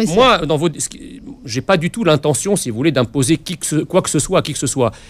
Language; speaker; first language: French; early bilingual, other home language; Arabic